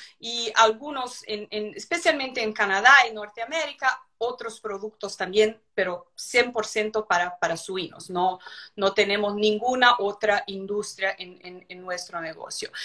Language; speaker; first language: Spanish; non-native, fluent; Portuguese